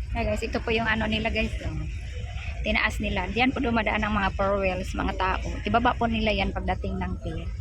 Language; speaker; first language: Filipino; non-native, local second language; Cebuano